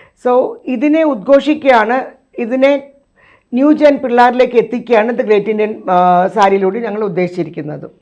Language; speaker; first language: Malayalam; native; Malayalam